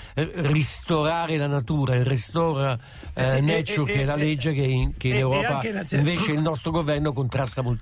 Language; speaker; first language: Italian; native; Italian